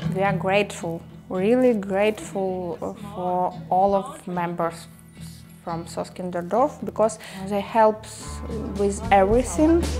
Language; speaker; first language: English; non-native, learner; Ukrainian